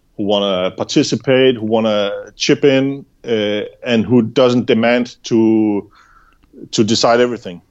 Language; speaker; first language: English; non-native, fluent; Danish